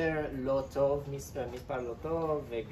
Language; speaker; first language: Hebrew; non-native, learner; English